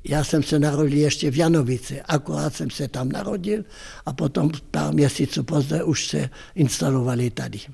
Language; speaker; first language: Czech; non-native, fluent; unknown